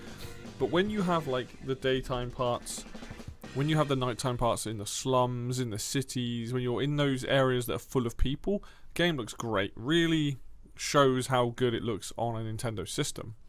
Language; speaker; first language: English; native; English